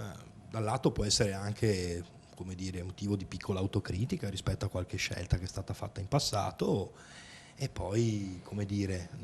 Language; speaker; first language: Italian; native; Italian